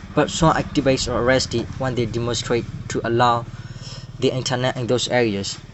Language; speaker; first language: English; non-native, learner; Burmese